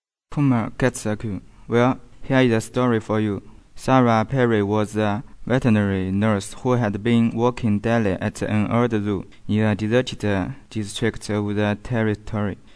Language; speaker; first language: English; non-native, learner; Chinese